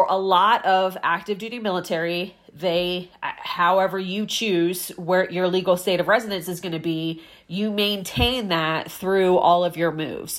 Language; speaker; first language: English; native; English